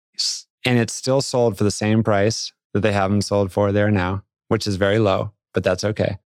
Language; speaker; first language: English; native; English